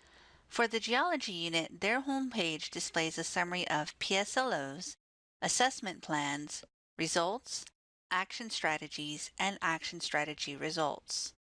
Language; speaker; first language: English; native; English